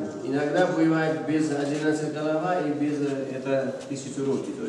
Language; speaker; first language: Russian; non-native, learner; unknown